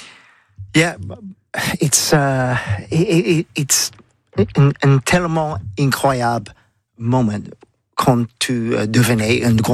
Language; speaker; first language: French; non-native, learner; English